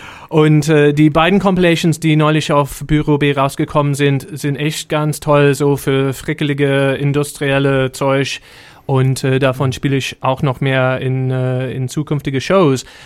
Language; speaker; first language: German; non-native, fluent; English